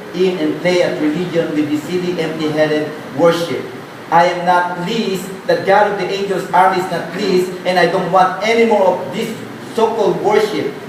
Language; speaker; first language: English; non-native, local second language; Filipino